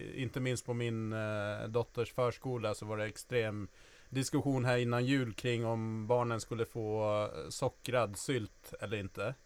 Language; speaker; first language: Swedish; native; Swedish